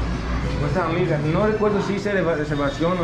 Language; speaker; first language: Spanish; non-native, fluent; Greek